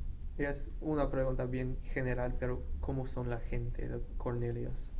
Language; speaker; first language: Spanish; non-native, fluent; English